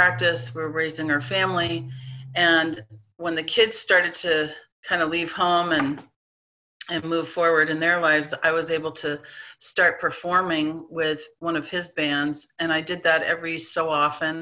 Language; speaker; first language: English; native; English